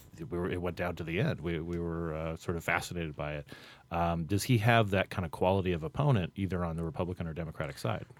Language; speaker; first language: English; native; English